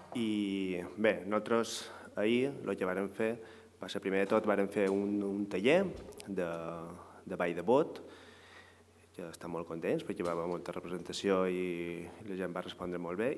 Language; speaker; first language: Catalan; native; Catalan